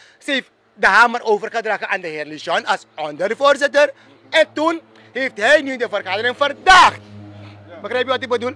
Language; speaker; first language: Dutch; native; Dutch